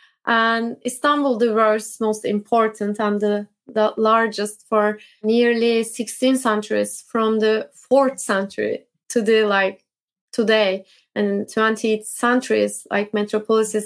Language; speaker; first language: English; non-native, fluent; Turkish